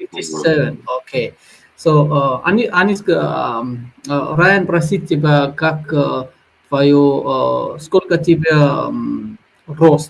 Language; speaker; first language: Russian; non-native, fluent; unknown